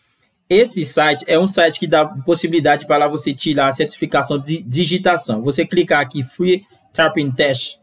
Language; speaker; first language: Portuguese; non-native, fluent; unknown